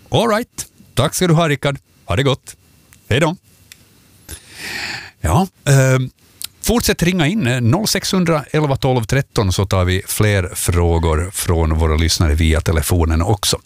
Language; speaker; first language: Swedish; native; Swedish